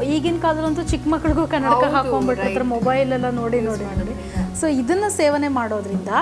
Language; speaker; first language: Kannada; non-native, local second language; Konkani